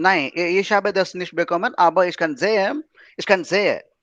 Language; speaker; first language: German; non-native, learner; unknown